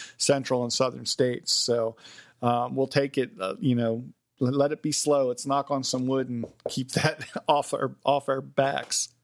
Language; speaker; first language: English; native; English